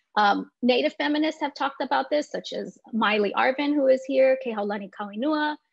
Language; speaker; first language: English; native; English